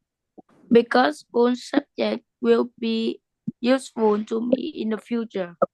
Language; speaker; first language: English; non-native, learner; Vietnamese